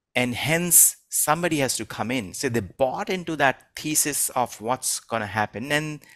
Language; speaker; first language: English; non-native, local second language; Hindi